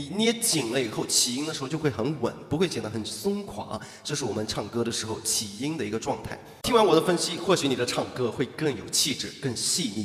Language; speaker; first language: Chinese; native; Chinese